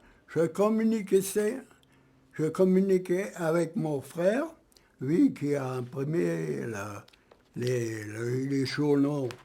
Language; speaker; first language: French; early bilingual, other home language; German